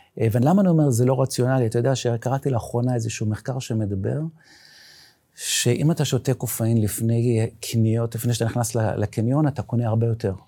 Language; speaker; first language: Hebrew; non-native, local second language; Yiddish